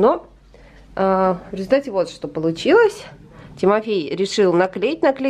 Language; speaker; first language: Russian; native; Russian